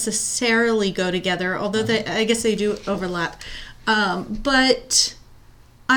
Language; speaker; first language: English; native; English